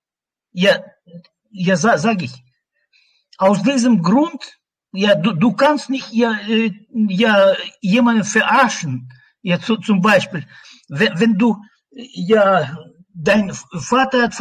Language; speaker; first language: German; non-native, learner; Russian